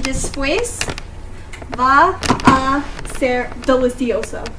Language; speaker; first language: Spanish; non-native, learner; English